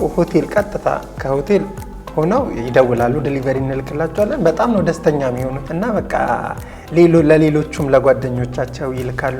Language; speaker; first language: Amharic; native; Amharic